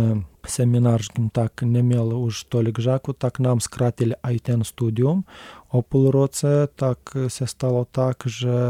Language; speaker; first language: Czech; non-native, learner; Romanian